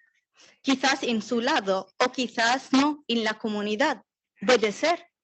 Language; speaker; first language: Spanish; non-native, learner; Arabic